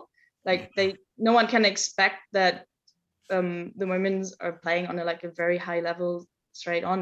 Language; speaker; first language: English; non-native, fluent; German